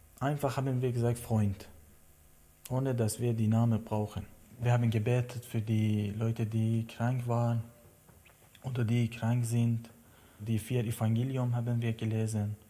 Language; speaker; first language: German; non-native, learner; Persian